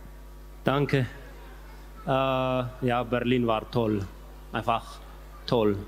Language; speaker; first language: German; non-native, learner; Tigrinya